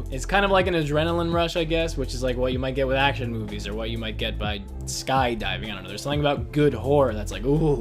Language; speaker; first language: English; native; English